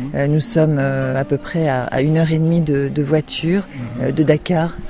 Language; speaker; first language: French; native; French